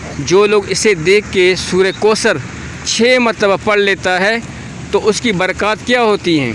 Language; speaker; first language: Urdu; non-native, local second language; Pashto